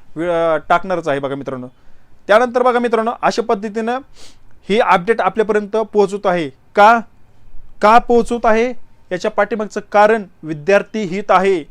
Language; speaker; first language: Marathi; native; Marathi